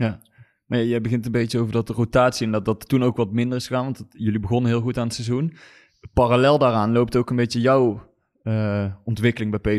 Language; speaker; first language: Dutch; native; Dutch